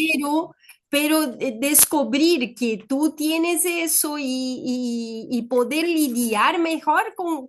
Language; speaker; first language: Spanish; non-native, fluent; Portuguese